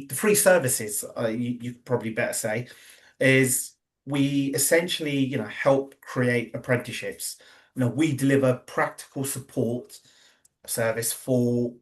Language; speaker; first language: English; native; English